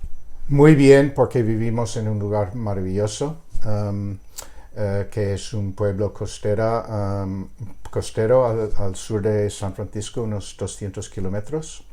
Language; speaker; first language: Spanish; non-native, fluent; English